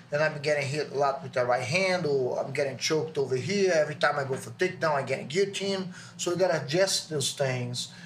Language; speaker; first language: English; non-native, learner; Portuguese